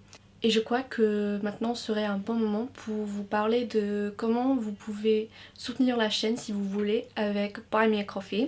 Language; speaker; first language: French; non-native, fluent; English